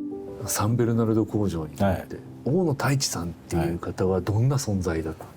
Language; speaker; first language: Japanese; native; Japanese